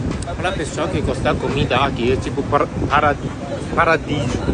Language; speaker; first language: Portuguese; non-native, learner; Korean